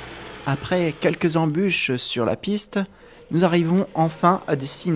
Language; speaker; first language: French; native; French